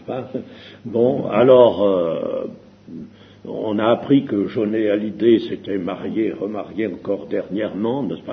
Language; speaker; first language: French; native; French